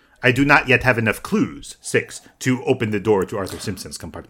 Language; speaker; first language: English; native; English